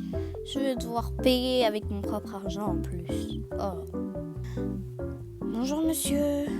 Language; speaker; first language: French; native; French